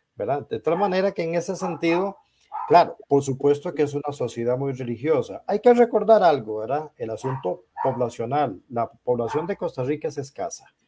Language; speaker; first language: Spanish; native; Spanish